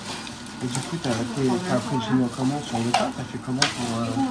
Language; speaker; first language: French; native; French